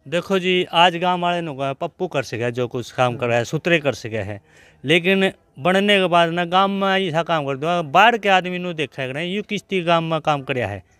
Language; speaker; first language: Hindi; native; Hindi